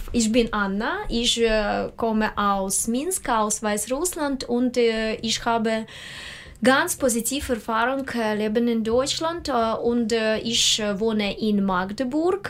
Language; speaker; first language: German; non-native, learner; Russian